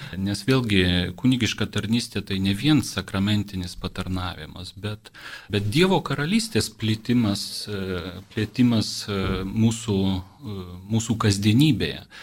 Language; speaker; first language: Lithuanian; non-native, local second language; Polish